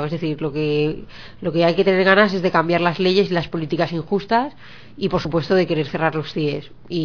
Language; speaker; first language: Spanish; native; Spanish